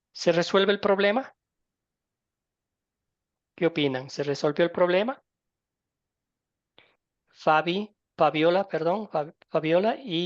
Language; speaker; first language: Spanish; native; Spanish